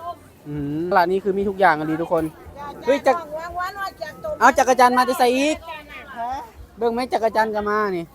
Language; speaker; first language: Thai; non-native, local second language; Northeastern Thai